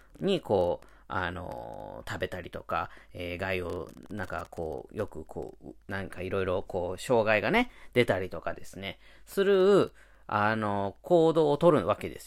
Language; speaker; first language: Japanese; native; Japanese